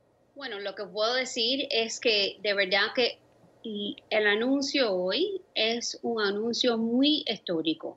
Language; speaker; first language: Spanish; early bilingual, other home language; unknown